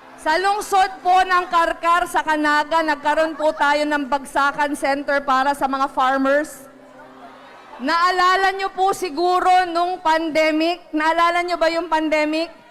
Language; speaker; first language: Filipino; native; Filipino